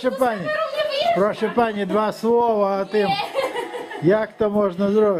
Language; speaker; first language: Polish; non-native, learner; Russian